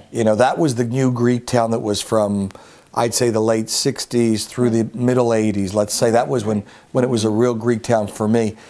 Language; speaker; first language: English; native; English